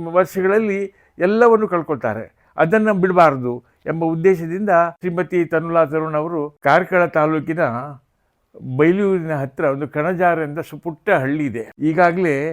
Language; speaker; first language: Kannada; native; Kannada